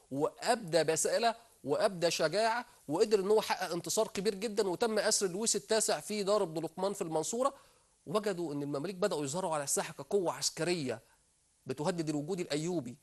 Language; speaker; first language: Arabic; native; Arabic